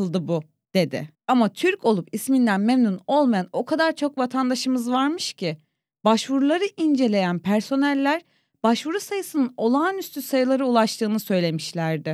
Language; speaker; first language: Turkish; native; Turkish